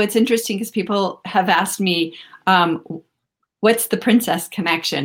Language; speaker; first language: English; native; English